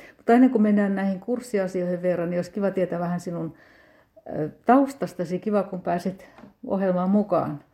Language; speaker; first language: Finnish; native; Finnish